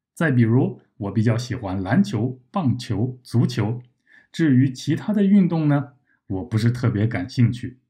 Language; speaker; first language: Chinese; native; Chinese